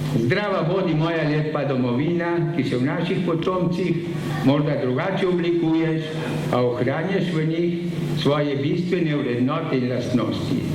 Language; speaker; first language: Slovenian; early bilingual, heritage; Slovenian